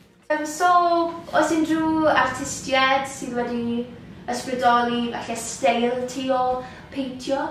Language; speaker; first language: Welsh; native; Welsh